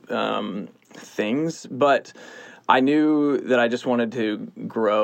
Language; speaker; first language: English; native; English